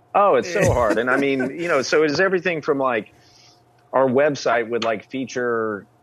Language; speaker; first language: English; native; English